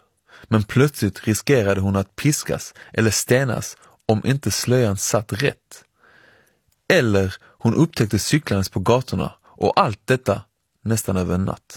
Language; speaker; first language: Swedish; early bilingual, other home language; Persian